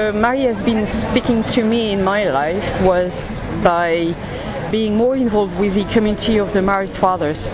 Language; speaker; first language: English; non-native, fluent; French